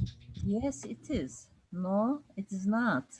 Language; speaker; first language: English; non-native, learner; Turkish